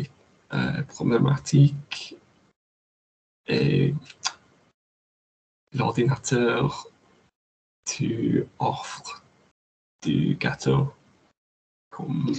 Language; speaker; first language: French; non-native, learner; English